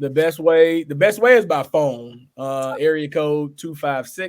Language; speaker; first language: English; native; English